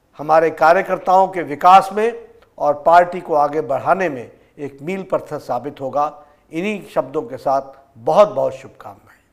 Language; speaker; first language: Hindi; native; Hindi